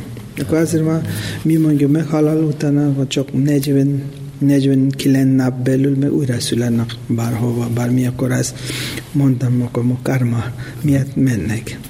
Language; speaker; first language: Hungarian; non-native, learner; Tibetan